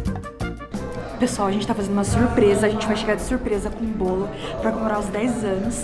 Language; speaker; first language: Portuguese; native; Portuguese